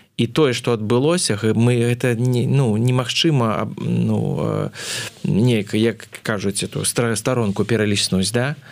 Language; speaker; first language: Belarusian; non-native, local second language; Russian